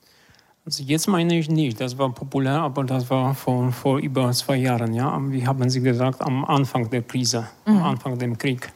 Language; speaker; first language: German; non-native, fluent; Polish